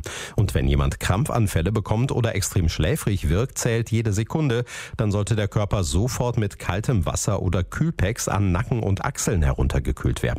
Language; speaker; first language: German; native; German